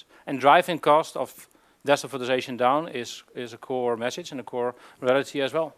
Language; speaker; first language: English; non-native, fluent; Dutch